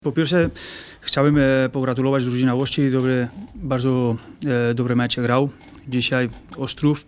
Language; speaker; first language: Polish; non-native, learner; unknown